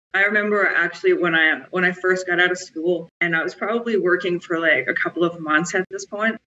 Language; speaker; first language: English; native; English